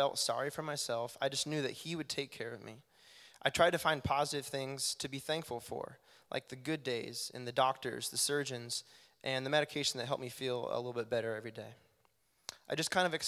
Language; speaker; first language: English; native; English